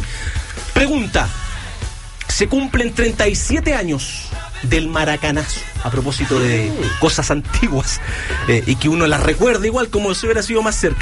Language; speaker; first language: Spanish; native; Spanish